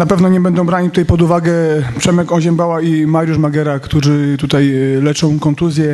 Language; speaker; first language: Polish; native; Polish